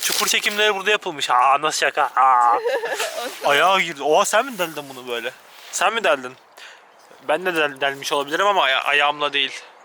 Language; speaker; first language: Turkish; native; Turkish